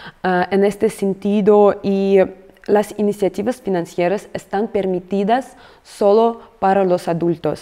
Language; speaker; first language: Spanish; non-native, fluent; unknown